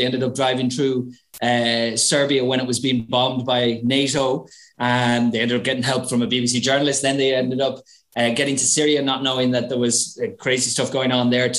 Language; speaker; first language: English; native; English